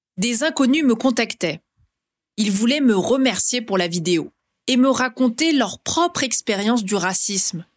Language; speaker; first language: French; early bilingual, other home language; Vietnamese